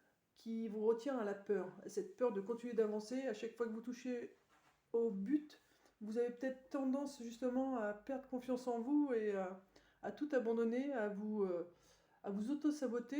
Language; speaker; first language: French; native; French